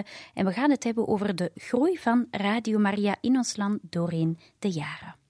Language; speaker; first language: Dutch; native; Dutch